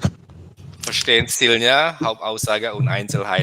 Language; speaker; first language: German; non-native, fluent; Indonesian